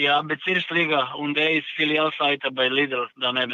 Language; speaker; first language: German; non-native, learner; Serbian